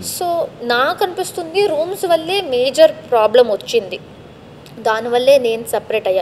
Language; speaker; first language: Telugu; non-native, local second language; Tamil